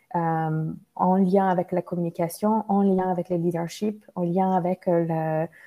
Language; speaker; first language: French; non-native, fluent; English